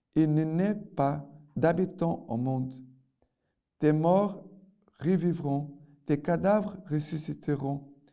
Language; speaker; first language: French; non-native, fluent; Portuguese